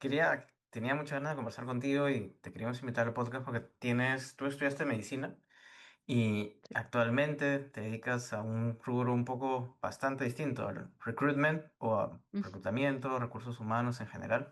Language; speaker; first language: Spanish; native; Spanish